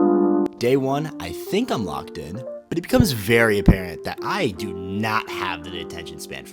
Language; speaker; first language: English; native; English